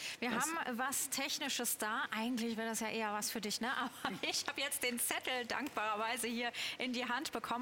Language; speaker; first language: German; native; German